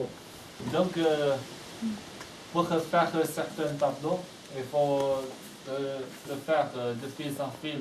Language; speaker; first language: French; non-native, fluent; Chinese